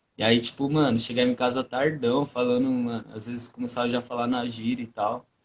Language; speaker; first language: Portuguese; non-native, local second language; Guarani